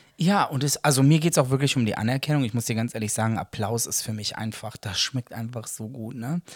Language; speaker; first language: German; early bilingual, other home language; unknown